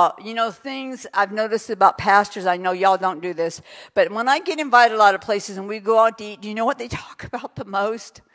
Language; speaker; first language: English; native; English